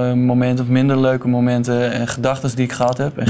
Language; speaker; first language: Dutch; native; Dutch